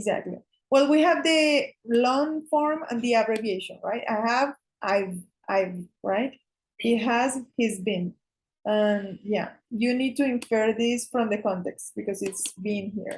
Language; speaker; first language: English; non-native, fluent; Spanish